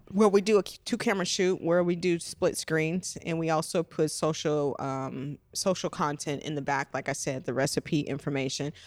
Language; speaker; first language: English; native; English